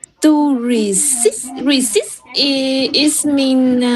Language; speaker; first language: English; non-native, learner; Vietnamese